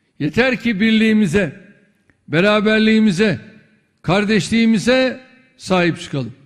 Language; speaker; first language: Turkish; native; Turkish